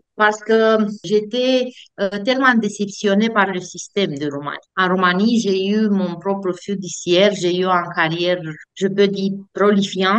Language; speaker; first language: French; non-native, fluent; Romanian